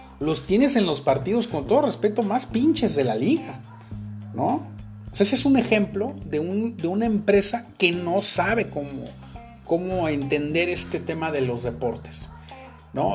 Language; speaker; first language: Spanish; native; Spanish